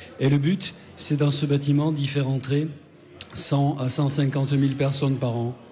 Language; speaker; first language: French; native; French